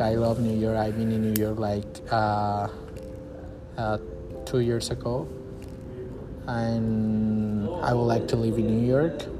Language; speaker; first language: English; non-native, learner; Spanish